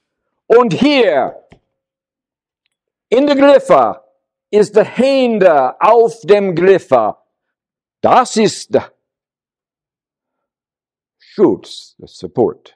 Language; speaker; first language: German; non-native, learner; English